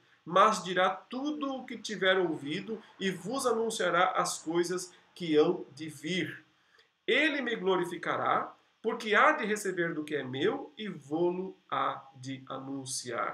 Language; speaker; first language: Portuguese; native; Portuguese